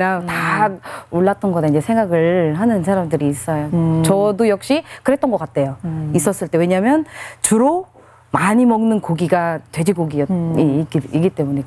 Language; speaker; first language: Korean; non-native, fluent; Filipino